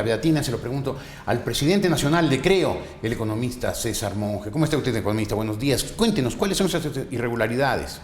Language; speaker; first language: Spanish; native; Spanish